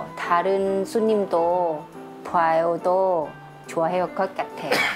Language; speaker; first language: Korean; non-native, learner; Thai